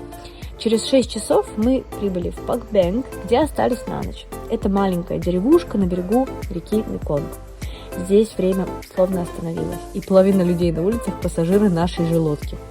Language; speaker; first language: Russian; native; Russian